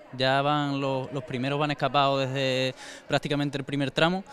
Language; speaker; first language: Spanish; native; Spanish